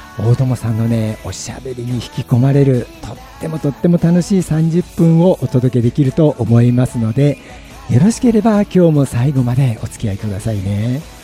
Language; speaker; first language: Japanese; native; Japanese